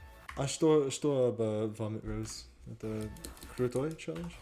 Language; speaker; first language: Russian; non-native, learner; English